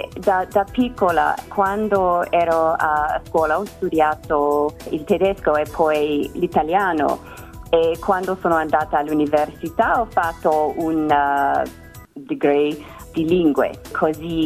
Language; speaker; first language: Italian; non-native, learner; English